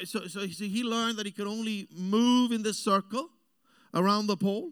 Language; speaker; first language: English; non-native, fluent; German